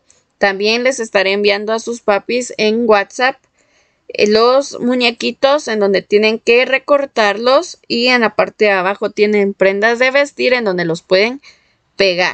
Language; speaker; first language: Spanish; native; Spanish